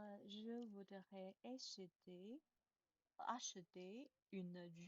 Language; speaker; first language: French; non-native, learner; Chinese